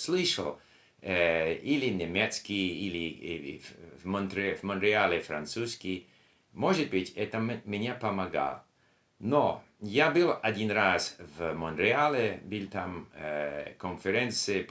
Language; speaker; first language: Russian; non-native, learner; English